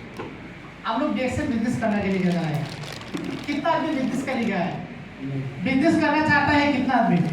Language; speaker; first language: Hindi; non-native, fluent; Bangla